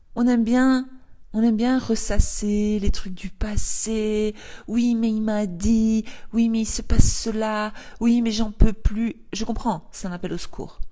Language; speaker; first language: French; native; French